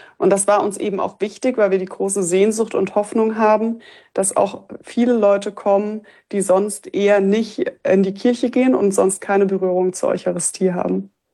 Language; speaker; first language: German; native; German